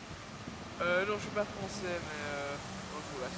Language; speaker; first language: French; native; French